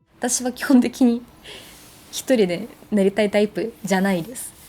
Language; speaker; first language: Japanese; non-native, fluent; Ukrainian